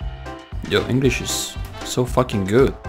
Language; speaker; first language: English; non-native, learner; Russian